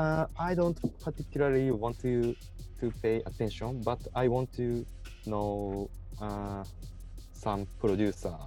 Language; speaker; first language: English; non-native, learner; Japanese